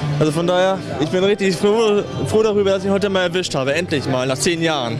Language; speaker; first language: German; native; German